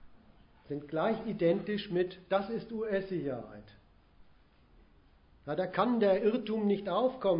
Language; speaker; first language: German; native; German